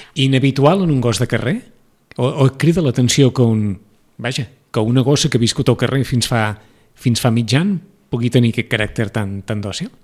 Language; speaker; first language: Catalan; native; Catalan